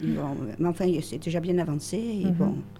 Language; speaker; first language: French; native; French